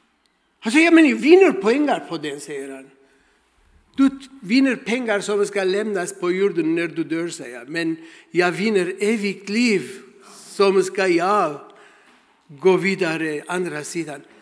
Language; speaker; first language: Swedish; non-native, learner; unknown